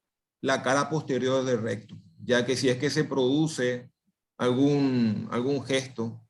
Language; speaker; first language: Spanish; native; Spanish